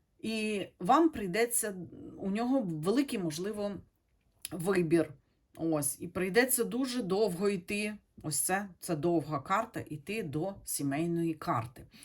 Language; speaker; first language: Ukrainian; non-native, local second language; Russian